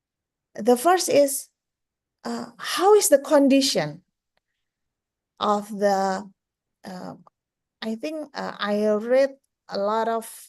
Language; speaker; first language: English; non-native, fluent; Indonesian